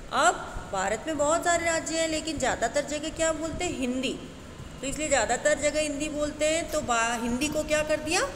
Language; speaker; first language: Hindi; native; Hindi